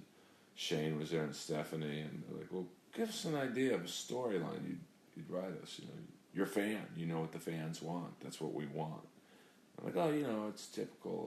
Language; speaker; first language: English; native; English